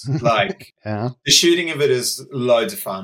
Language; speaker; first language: English; native; English